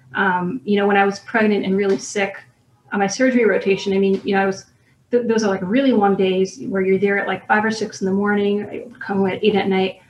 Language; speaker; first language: English; native; English